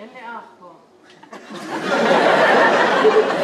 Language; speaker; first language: Hebrew; non-native, local second language; Arabic